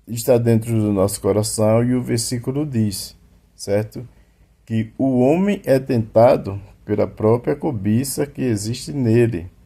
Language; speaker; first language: Portuguese; native; Portuguese